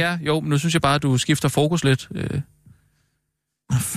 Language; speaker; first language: Danish; native; Danish